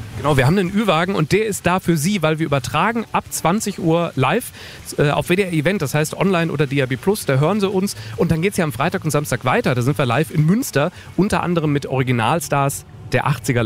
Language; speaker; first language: German; native; German